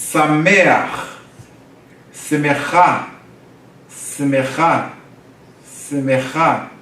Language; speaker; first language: Hebrew; non-native, fluent; Portuguese